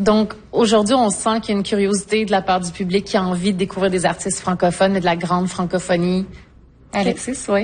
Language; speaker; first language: French; native; French